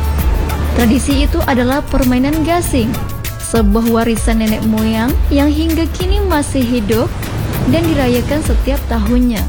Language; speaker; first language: Indonesian; native; Indonesian